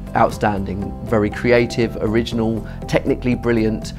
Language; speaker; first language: English; native; English